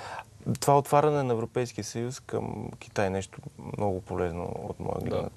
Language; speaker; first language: Bulgarian; native; Bulgarian